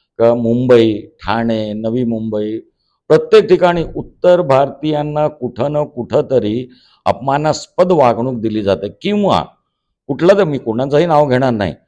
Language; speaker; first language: Marathi; non-native, local second language; Hindi